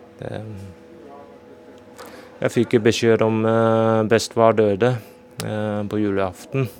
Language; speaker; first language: Norwegian; non-native, fluent; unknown